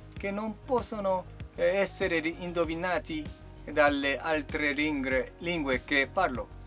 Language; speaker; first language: Italian; non-native, learner; Chinese